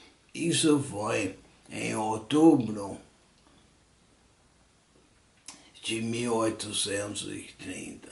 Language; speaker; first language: Portuguese; non-native, fluent; English